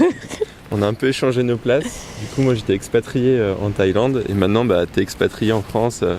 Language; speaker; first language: French; native; French